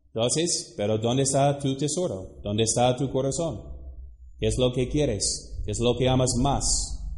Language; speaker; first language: Spanish; non-native, fluent; English